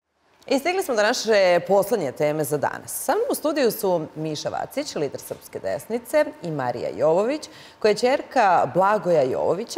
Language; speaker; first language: Serbian; native; Serbian